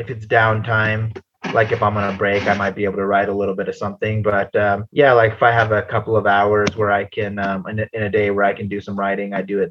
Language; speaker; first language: English; native; English